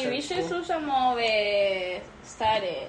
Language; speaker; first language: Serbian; early bilingual, heritage; Spanish